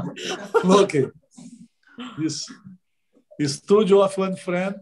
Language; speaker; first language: English; non-native, learner; Portuguese